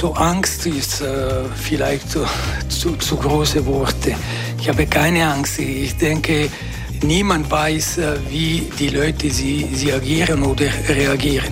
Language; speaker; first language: German; non-native, local second language; Italian